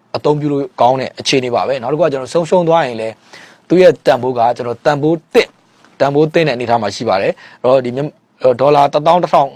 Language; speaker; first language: Burmese; native; Burmese